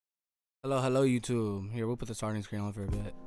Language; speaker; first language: English; native; English